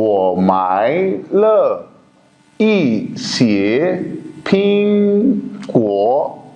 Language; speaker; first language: Chinese; non-native, fluent; Urdu